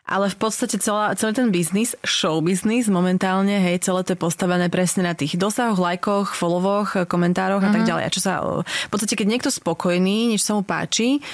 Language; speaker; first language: Slovak; native; Slovak